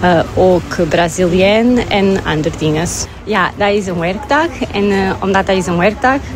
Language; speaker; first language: Dutch; non-native, learner; Portuguese